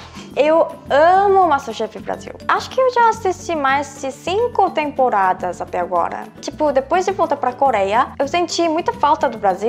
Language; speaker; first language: Portuguese; non-native, fluent; Korean